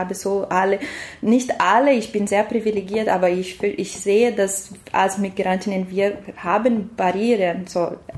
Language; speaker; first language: German; non-native, learner; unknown